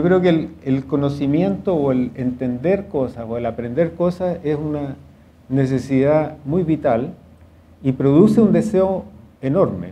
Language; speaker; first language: Spanish; native; Spanish